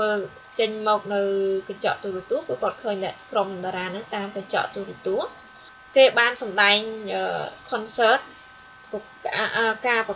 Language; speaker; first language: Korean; non-native, fluent; Khmer